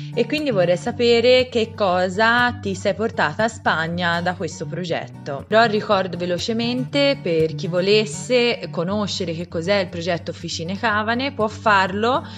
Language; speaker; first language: Italian; native; Italian